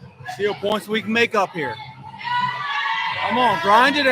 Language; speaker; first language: English; native; English